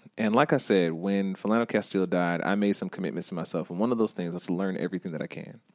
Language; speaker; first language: English; native; English